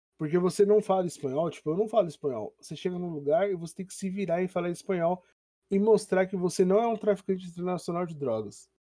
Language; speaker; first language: Portuguese; native; Portuguese